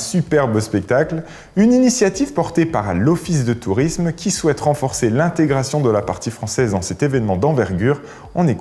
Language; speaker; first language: French; native; French